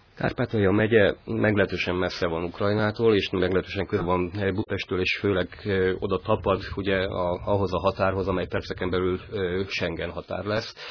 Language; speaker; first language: Hungarian; native; Hungarian